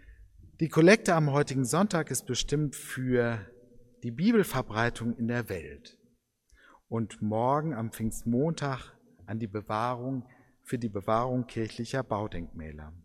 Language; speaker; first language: German; native; German